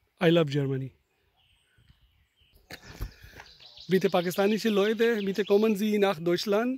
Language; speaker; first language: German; non-native, learner; Urdu